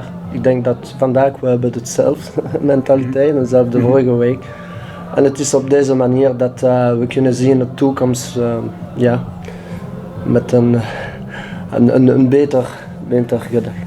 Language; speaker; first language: Dutch; non-native, learner; French